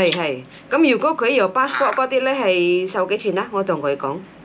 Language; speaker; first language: Cantonese; non-native, fluent; Indonesian